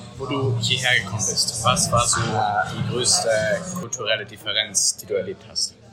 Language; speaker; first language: German; native; German